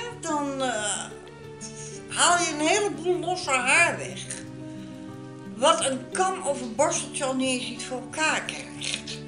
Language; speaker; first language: Dutch; native; Dutch